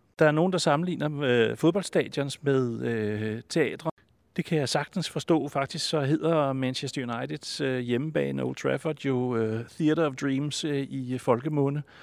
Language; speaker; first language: Danish; native; Danish